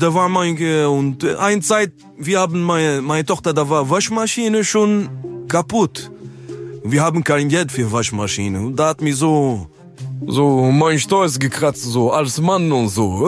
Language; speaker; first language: German; non-native, fluent; French